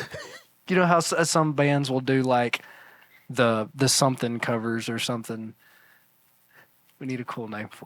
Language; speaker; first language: English; native; English